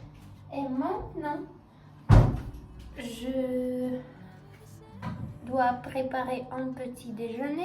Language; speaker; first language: French; non-native, learner; Russian